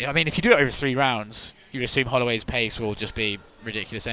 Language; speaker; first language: English; native; English